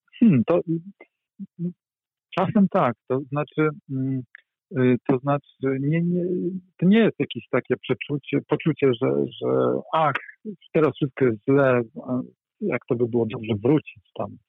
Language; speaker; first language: Polish; native; Polish